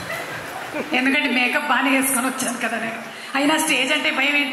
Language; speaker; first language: Telugu; native; Telugu